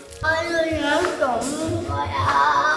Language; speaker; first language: Korean; early bilingual, other home language; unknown